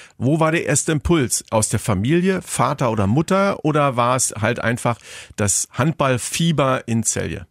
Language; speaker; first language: German; native; German